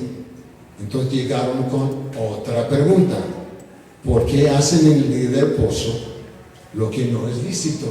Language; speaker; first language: Spanish; non-native, fluent; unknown